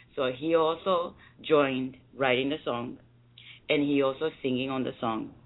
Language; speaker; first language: English; non-native, fluent; Japanese